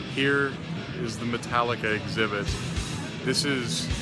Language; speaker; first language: English; native; English